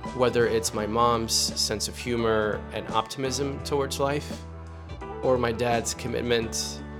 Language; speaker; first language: English; non-native, fluent; Spanish